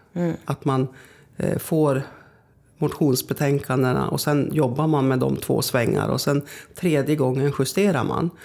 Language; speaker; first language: Swedish; native; Swedish